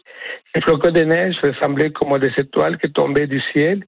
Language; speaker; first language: French; non-native, fluent; Spanish